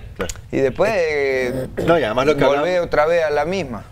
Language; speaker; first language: Spanish; native; Spanish